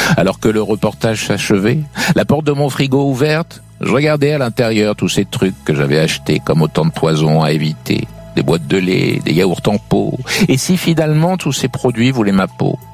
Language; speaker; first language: French; native; French